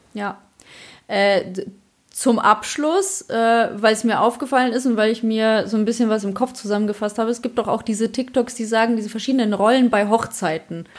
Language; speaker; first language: German; early bilingual, other home language; Polish